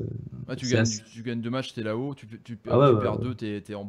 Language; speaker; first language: French; native; French